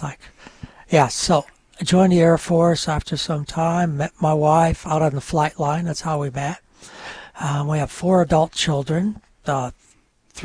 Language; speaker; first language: English; non-native, local second language; French